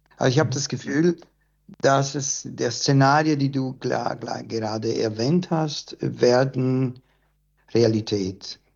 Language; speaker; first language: German; non-native, fluent; Italian